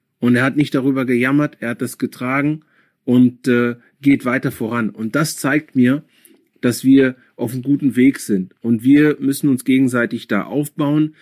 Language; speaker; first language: German; early bilingual, other home language; Akan